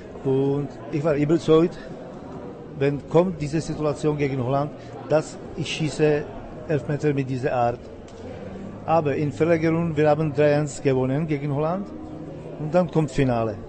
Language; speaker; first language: German; non-native, learner; Czech